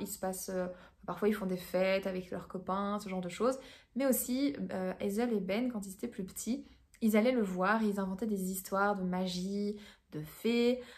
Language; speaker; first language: French; native; French